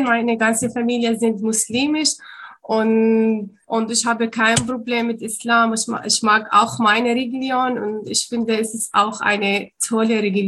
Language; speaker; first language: German; non-native, learner; Arabic